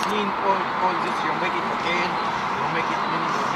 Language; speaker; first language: English; non-native, learner; Arabic